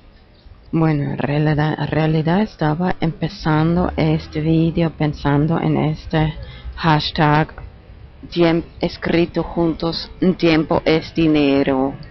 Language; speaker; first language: Spanish; non-native, learner; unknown